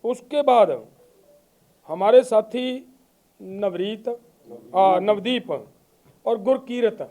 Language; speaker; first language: Hindi; non-native, local second language; Punjabi